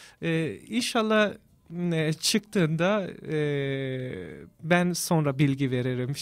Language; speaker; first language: Turkish; non-native, fluent; Persian